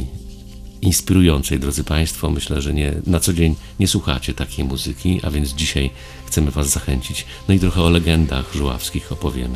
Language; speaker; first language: Polish; native; Polish